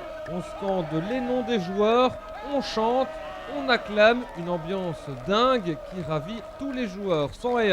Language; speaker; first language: French; native; French